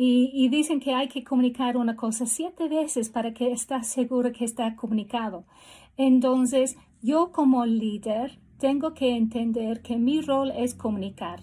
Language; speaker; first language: Spanish; non-native, fluent; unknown